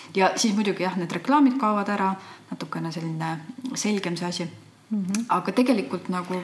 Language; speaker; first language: Estonian; native; Estonian